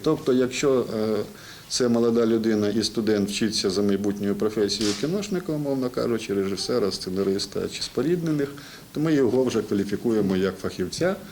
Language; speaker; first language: Ukrainian; native; Ukrainian